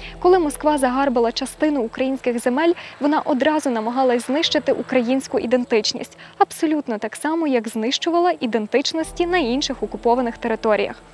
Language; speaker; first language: Ukrainian; native; Ukrainian